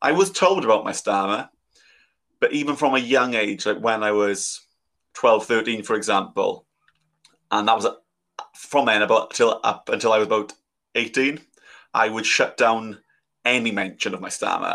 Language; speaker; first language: English; native; English